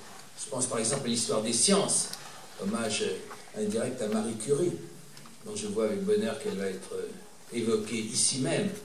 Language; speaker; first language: French; native; French